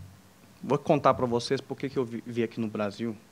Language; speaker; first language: Portuguese; non-native, fluent; Chinese